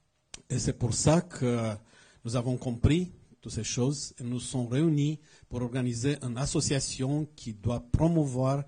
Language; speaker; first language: French; non-native, fluent; Romanian